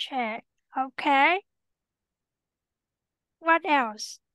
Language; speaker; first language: English; non-native, fluent; Vietnamese